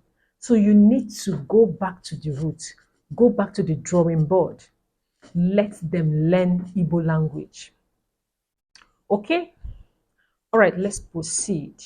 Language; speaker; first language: English; non-native, local second language; Igbo